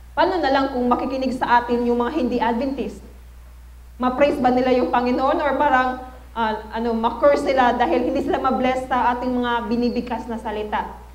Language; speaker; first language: Filipino; non-native, local second language; Cebuano